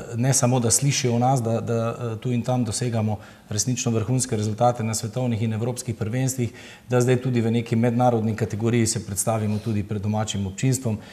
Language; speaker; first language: Slovenian; native; Slovenian